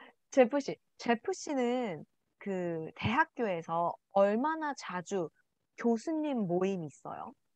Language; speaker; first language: Korean; native; Korean